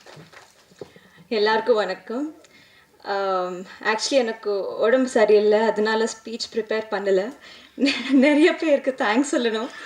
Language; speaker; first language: Tamil; non-native, learner; Telugu